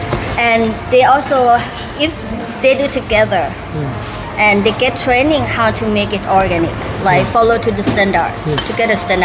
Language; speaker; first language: English; non-native, learner; Thai